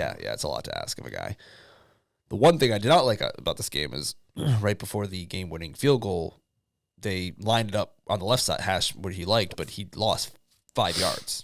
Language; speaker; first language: English; native; English